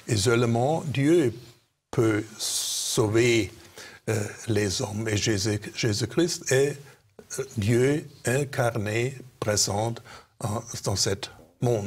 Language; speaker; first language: French; non-native, fluent; German